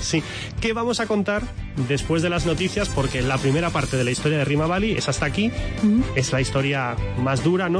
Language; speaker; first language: Spanish; native; Spanish